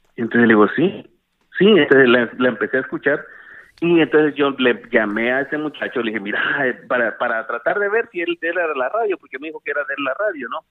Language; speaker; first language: Spanish; native; Spanish